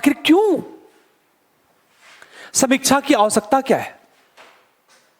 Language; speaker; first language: Hindi; native; Hindi